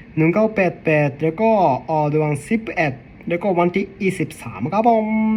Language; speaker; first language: Thai; non-native, learner; Japanese